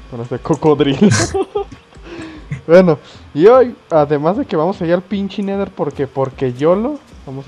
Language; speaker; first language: Spanish; native; Spanish